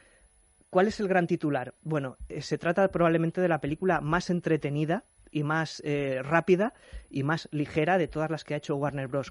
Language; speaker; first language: Spanish; native; Spanish